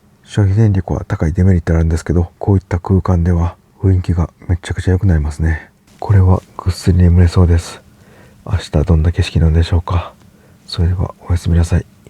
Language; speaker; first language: Japanese; native; Japanese